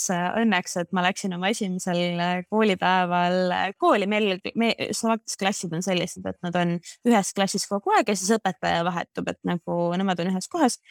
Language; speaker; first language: Estonian; native; Estonian